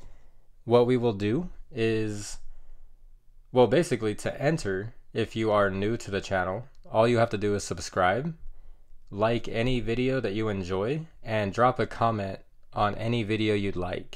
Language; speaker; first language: English; native; English